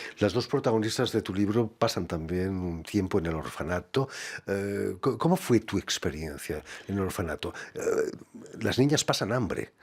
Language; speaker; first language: Spanish; native; Spanish